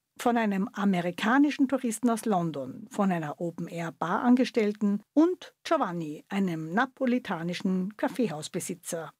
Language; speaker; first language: German; native; German